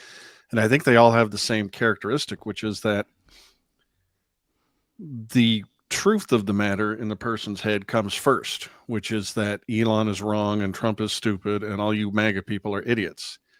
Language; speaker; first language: English; native; English